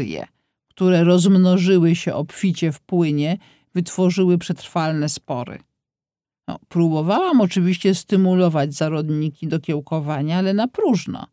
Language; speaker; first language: Polish; native; Polish